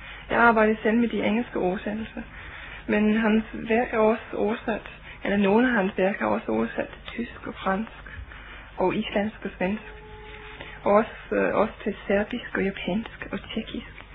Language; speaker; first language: Danish; non-native, fluent; English